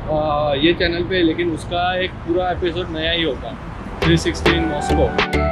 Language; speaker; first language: Hindi; non-native, local second language; Gujarati